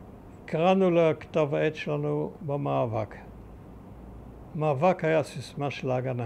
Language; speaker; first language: Hebrew; early bilingual, other home language; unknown